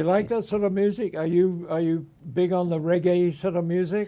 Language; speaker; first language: English; native; English